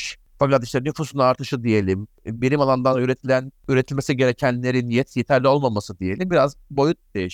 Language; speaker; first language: Turkish; native; Turkish